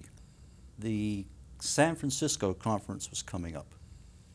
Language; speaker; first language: English; native; English